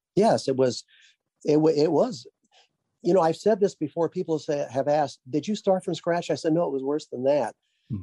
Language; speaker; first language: English; native; English